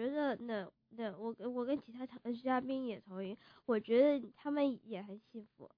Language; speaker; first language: Chinese; early bilingual, heritage; Chinese